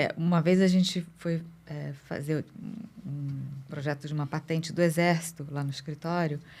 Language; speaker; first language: Portuguese; native; Portuguese